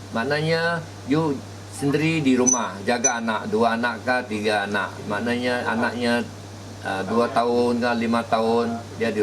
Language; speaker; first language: Malay; native; Malay